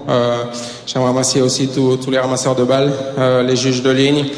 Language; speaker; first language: French; native; French